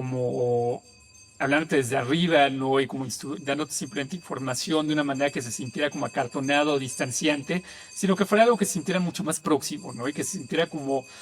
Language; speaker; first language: Spanish; native; Spanish